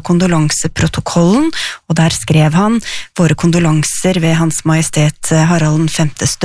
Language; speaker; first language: Norwegian; native; Norwegian